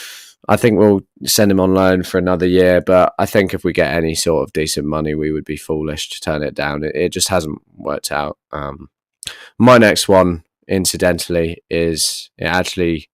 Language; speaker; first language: English; native; English